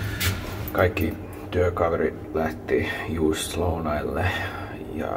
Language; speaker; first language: Finnish; non-native, learner; English